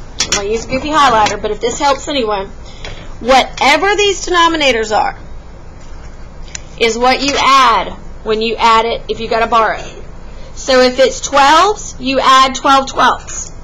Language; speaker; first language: English; native; English